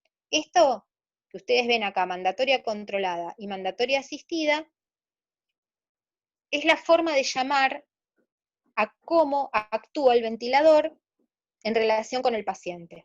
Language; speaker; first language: Spanish; native; Spanish